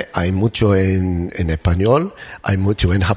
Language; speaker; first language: Spanish; non-native, learner; English